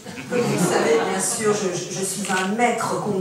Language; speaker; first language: French; native; French